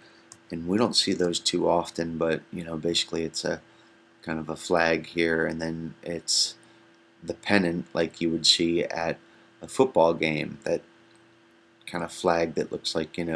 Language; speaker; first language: English; native; English